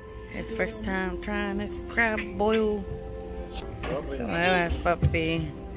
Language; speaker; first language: English; early bilingual, other home language; Spanish